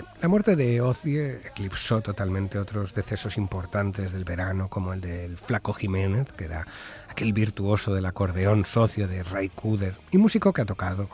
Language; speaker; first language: Spanish; native; Spanish